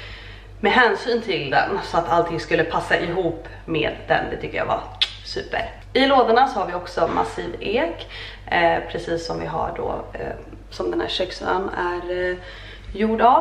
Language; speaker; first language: Swedish; native; Swedish